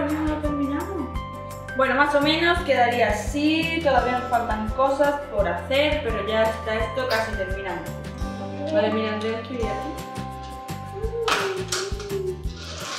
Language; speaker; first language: Spanish; native; Spanish